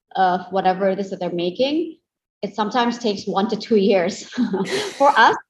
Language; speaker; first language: English; non-native, fluent; Indonesian